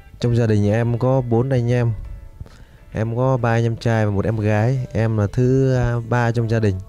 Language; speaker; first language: Vietnamese; native; Vietnamese